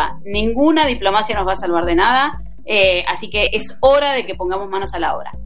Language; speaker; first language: Spanish; native; Spanish